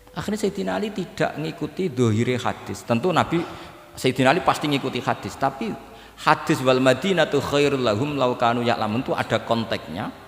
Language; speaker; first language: Indonesian; non-native, local second language; Javanese